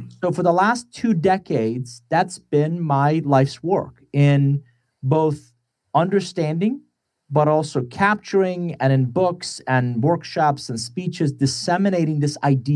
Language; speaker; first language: English; non-native, fluent; Persian